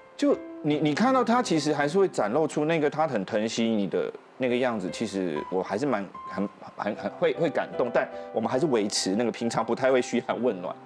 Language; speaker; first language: Chinese; native; Chinese